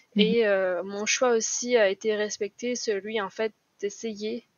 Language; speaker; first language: French; native; French